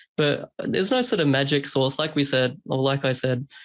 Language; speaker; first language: English; early bilingual, other home language; Hindi